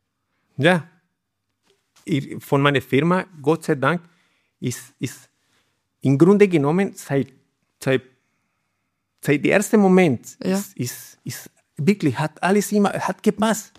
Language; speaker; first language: German; non-native, learner; Spanish